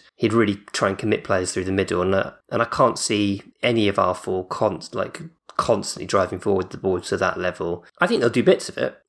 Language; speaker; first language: English; native; English